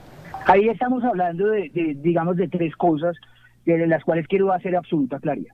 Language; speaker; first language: Spanish; native; Spanish